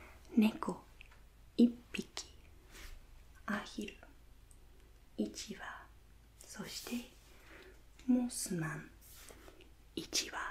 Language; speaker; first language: Japanese; non-native, fluent; English